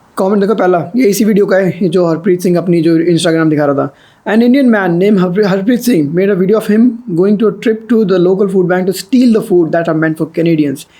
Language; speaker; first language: Hindi; native; Hindi